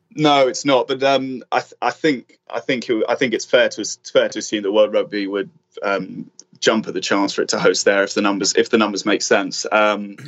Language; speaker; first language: English; native; English